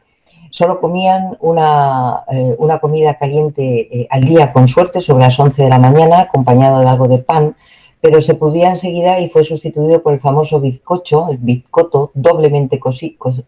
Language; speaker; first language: Spanish; native; Spanish